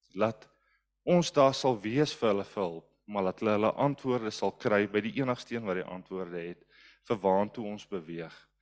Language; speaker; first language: Afrikaans; non-native, local second language; English